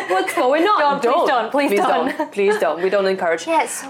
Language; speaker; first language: English; non-native, fluent; Russian